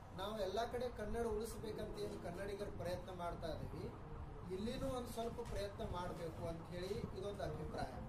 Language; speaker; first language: Kannada; native; Kannada